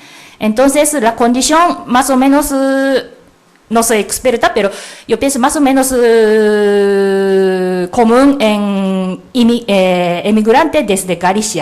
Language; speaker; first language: Spanish; non-native, learner; Japanese